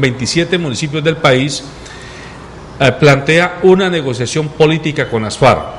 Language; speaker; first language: Spanish; native; Spanish